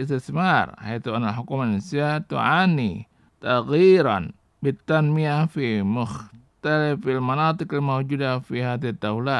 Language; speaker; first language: Arabic; non-native, fluent; Indonesian